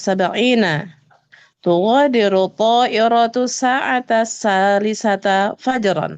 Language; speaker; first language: Arabic; non-native, learner; Indonesian